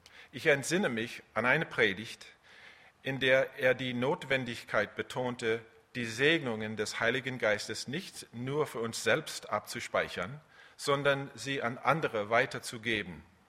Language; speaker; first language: German; early bilingual, other home language; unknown